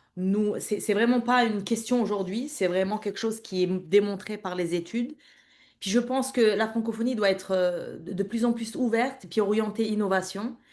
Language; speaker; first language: French; non-native, local second language; Arabic